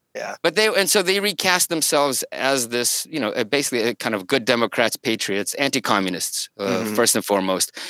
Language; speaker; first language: English; early bilingual, other home language; Russian